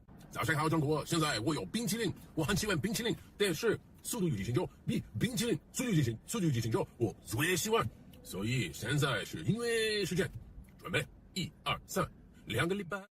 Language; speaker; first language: Chinese; non-native, learner; English